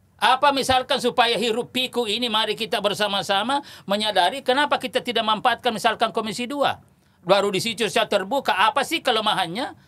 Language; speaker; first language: Indonesian; non-native, local second language; Buginese